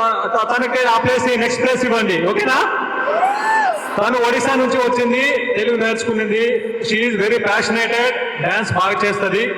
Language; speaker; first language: Telugu; native; Telugu